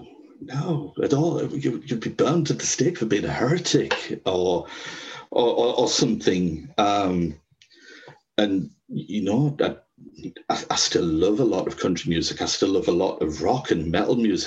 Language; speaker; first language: English; native; English